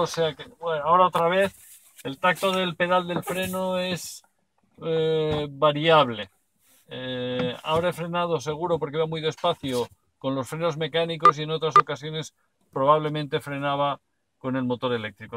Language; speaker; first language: Spanish; native; Spanish